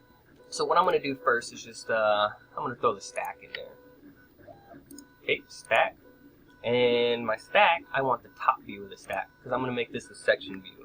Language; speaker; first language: English; native; English